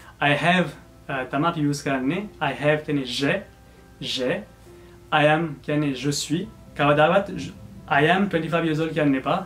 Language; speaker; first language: Sinhala; early bilingual, heritage; Sinhala